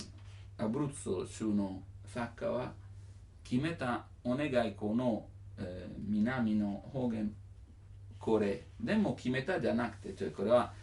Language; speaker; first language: Japanese; non-native, learner; Italian